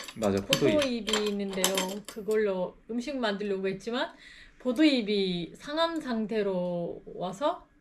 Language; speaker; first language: Korean; non-native, learner; Turkish